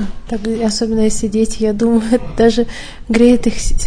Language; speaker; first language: Russian; native; Russian